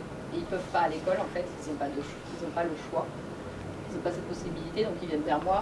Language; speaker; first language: French; native; French